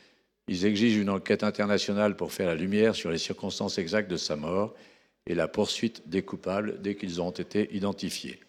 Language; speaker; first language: French; native; French